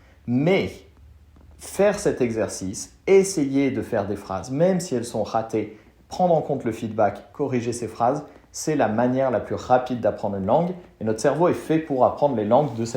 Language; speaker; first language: French; native; French